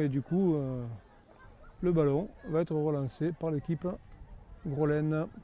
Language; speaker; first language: French; native; French